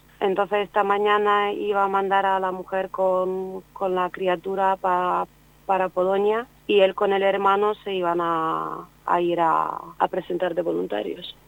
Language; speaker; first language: Spanish; non-native, fluent; Ukrainian